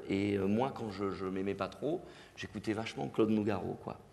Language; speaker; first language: French; native; French